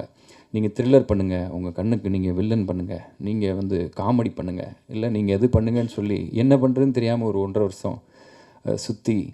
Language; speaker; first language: Tamil; native; Tamil